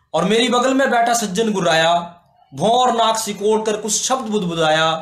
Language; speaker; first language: Hindi; native; Hindi